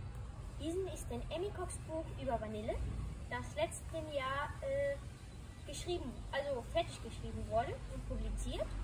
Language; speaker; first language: German; early bilingual, heritage; German